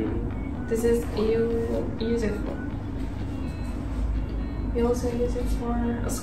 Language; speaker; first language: English; non-native, fluent; Indonesian